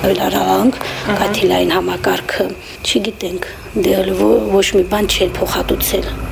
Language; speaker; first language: Armenian; native; Armenian